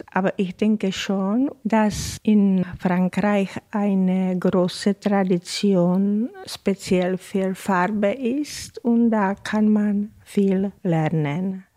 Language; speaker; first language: German; non-native, fluent; Czech